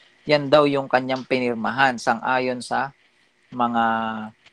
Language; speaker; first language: Filipino; native; Filipino